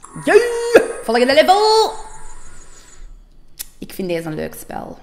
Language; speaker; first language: Dutch; native; Dutch